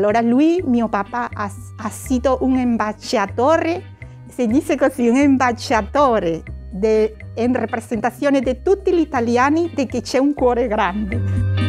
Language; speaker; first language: Italian; non-native, learner; Spanish